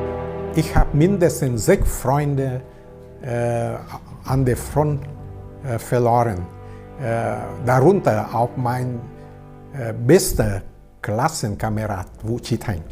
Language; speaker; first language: German; non-native, learner; Vietnamese